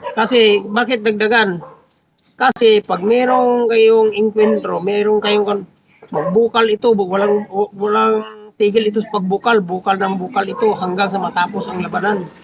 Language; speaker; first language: Filipino; non-native, local second language; Cebuano